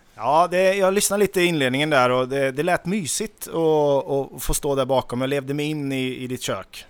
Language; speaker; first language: Swedish; native; Swedish